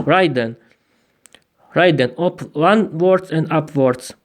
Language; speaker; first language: English; non-native, learner; Slovak